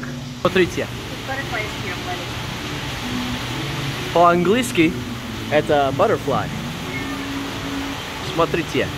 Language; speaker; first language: Russian; non-native, learner; English